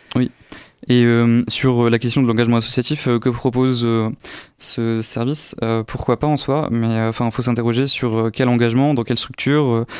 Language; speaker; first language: French; native; French